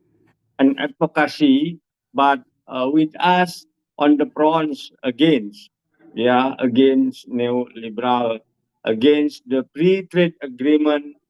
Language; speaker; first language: English; non-native, learner; Indonesian